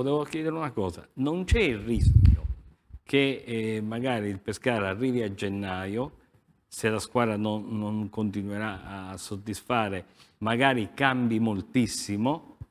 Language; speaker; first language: Italian; native; Italian